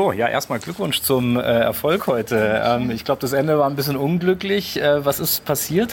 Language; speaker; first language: German; native; German